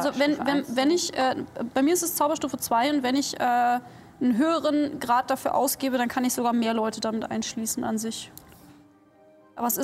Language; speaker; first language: German; native; German